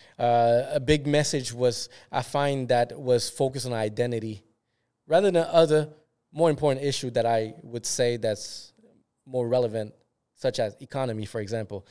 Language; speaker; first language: English; native; English